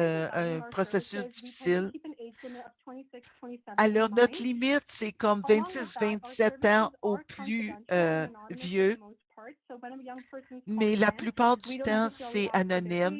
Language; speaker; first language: French; non-native, fluent; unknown